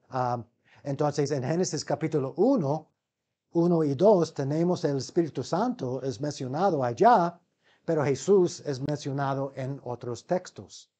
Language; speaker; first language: Spanish; non-native, fluent; English